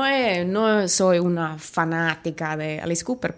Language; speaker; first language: Spanish; non-native, learner; Finnish